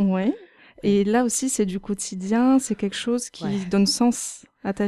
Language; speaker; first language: French; native; French